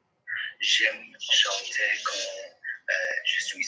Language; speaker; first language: French; non-native, learner; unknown